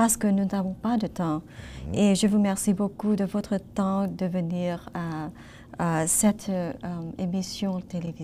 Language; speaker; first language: French; non-native, learner; Vietnamese